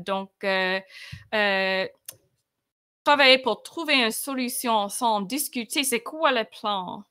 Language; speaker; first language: French; non-native, fluent; English